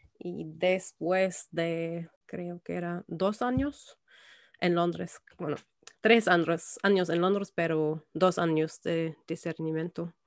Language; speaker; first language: Spanish; non-native, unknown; German